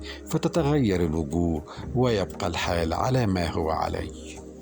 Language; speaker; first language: Arabic; native; Arabic